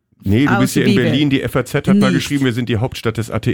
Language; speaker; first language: German; native; German